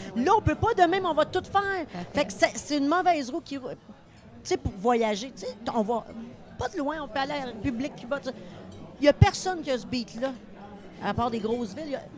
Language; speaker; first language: French; native; French